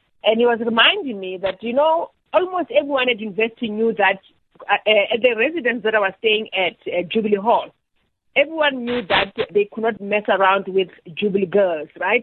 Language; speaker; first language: English; non-native, local second language; Southern Sotho